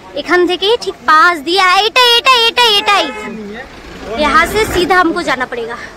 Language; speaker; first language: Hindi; non-native, local second language; Bangla